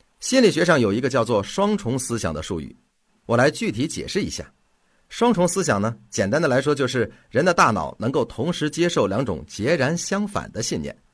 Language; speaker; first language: Chinese; native; Chinese